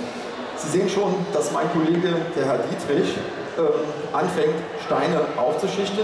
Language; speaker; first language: German; native; German